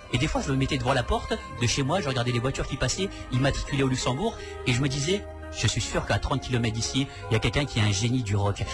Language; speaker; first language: French; native; French